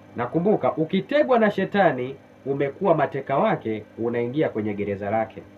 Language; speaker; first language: Swahili; native; Swahili